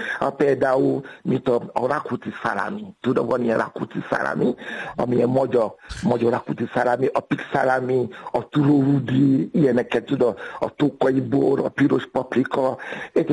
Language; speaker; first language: Hungarian; non-native, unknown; Yoruba